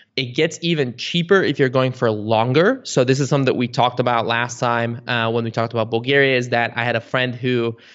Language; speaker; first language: English; early bilingual, other home language; Bulgarian